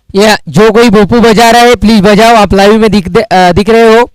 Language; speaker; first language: Hindi; non-native, local second language; Marathi